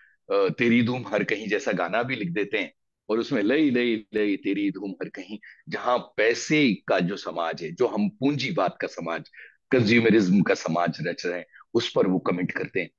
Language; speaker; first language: Hindi; native; Hindi